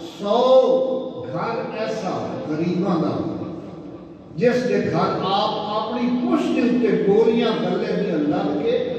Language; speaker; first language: Urdu; non-native, local second language; Punjabi